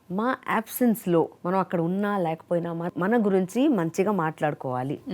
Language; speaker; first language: Telugu; non-native, local second language; Hindi